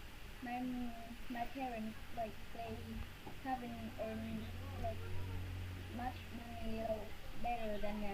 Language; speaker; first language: English; non-native, learner; Vietnamese